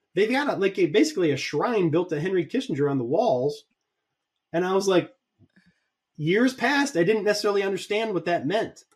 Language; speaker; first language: English; native; English